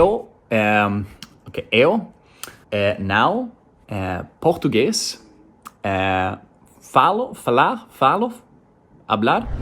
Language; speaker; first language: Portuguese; non-native, learner; English